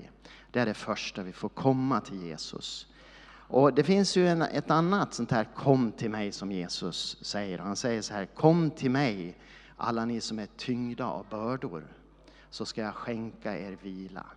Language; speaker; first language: Swedish; native; Swedish